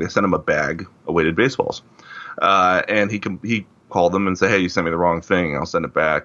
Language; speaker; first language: English; native; English